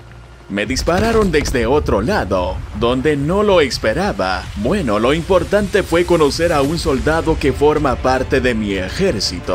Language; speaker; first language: Spanish; native; Spanish